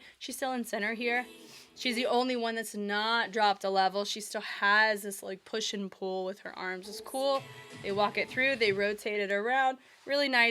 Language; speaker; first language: English; native; English